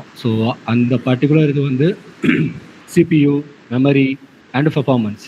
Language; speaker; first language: Tamil; native; Tamil